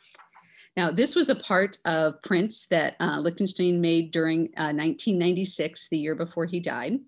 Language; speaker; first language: English; native; English